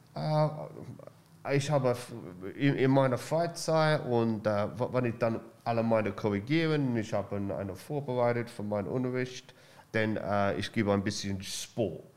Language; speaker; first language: German; non-native, learner; English